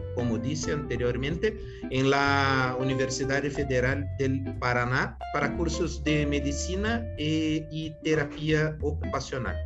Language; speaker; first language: Spanish; non-native, learner; Portuguese